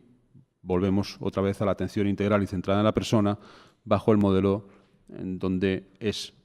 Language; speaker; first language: Spanish; native; Spanish